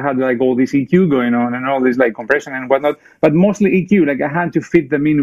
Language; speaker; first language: English; non-native, fluent; Greek